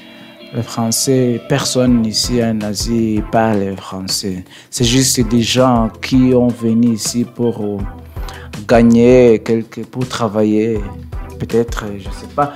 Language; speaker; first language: French; non-native, learner; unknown